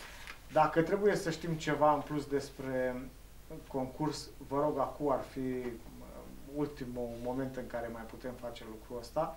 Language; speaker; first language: Romanian; native; Romanian